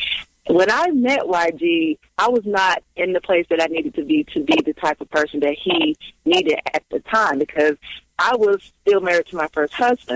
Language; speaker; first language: English; native; English